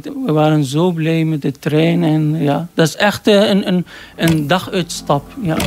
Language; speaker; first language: Dutch; non-native, learner; Arabic